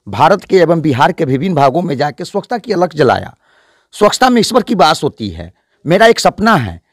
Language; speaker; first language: Hindi; native; Hindi